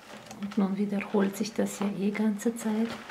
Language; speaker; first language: German; native; German